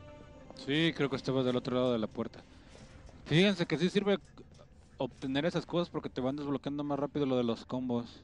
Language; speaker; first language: Spanish; native; Spanish